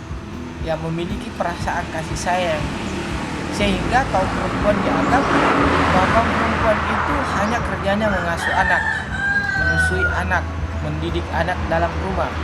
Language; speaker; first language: Indonesian; native; Indonesian